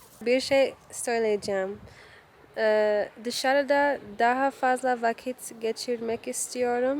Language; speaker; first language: Turkish; non-native, learner; English